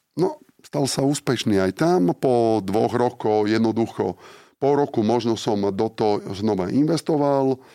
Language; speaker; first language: Slovak; non-native, fluent; Italian